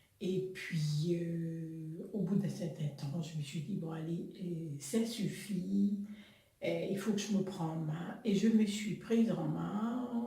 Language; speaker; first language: French; non-native, local second language; Haitian Creole